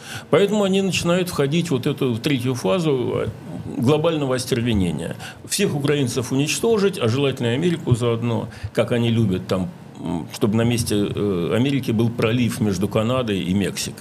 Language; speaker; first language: Russian; native; Russian